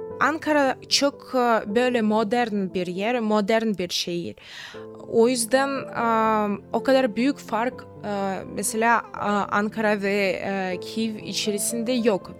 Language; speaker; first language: Turkish; non-native, fluent; Russian